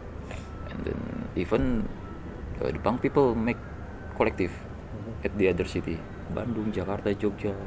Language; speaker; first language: English; non-native, learner; Indonesian